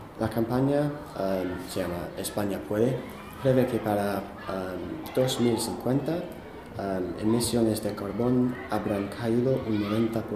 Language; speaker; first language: Spanish; non-native, fluent; English